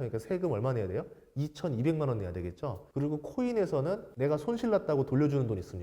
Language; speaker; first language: Korean; native; Korean